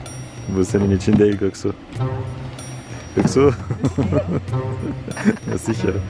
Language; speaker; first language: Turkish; non-native, learner; German